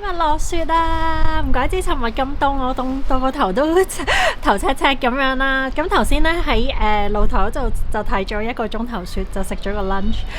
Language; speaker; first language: Cantonese; early bilingual, heritage; Cantonese